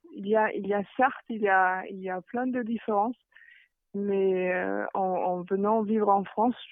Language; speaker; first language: French; non-native, fluent; German